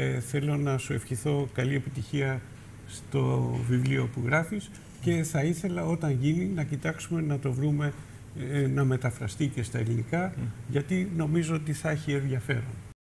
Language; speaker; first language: Greek; native; Greek